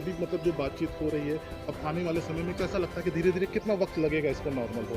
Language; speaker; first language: Hindi; native; Hindi